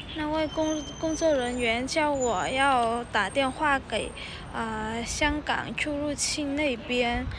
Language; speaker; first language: Chinese; non-native, fluent; Vietnamese